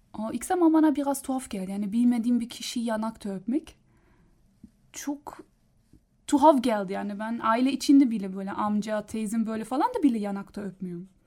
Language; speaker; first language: Turkish; non-native, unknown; German